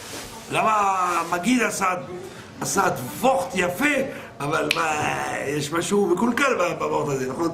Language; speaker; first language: Hebrew; non-native, fluent; French